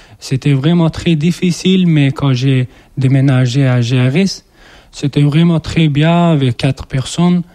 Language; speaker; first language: French; non-native, learner; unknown